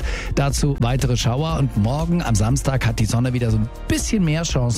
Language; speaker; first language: German; native; German